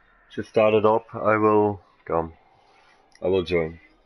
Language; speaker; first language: English; non-native, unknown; Dutch